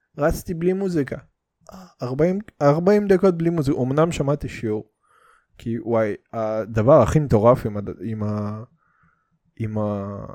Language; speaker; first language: Hebrew; early bilingual, other home language; Russian